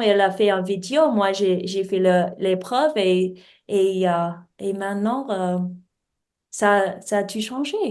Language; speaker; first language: French; non-native, learner; English